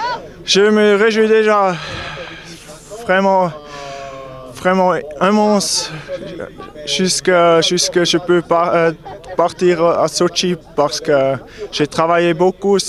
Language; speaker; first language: French; non-native, local second language; German